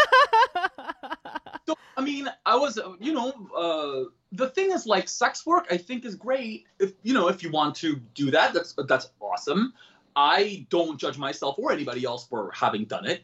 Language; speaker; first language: English; early bilingual, other home language; Korean